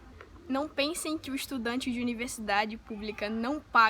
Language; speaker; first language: Portuguese; native; Portuguese